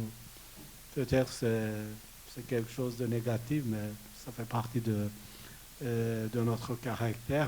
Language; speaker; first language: French; non-native, fluent; Turkish